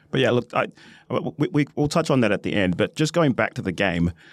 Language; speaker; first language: English; native; English